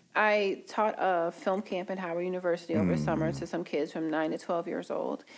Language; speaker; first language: English; native; English